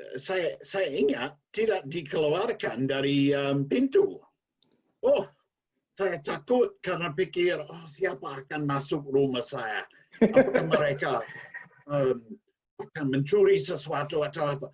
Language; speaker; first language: Indonesian; non-native, learner; English